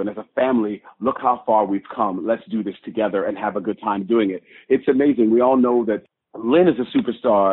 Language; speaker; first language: English; native; English